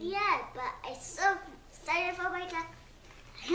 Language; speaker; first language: English; native; English